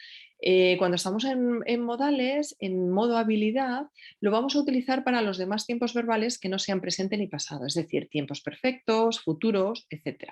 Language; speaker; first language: Spanish; native; Spanish